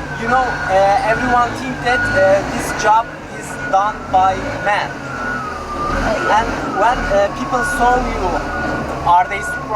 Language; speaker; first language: English; non-native, learner; Turkish